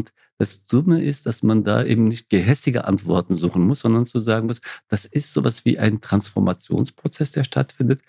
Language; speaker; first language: German; early bilingual, other home language; Kurdish